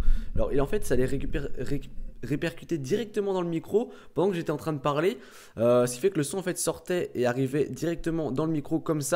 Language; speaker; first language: French; native; French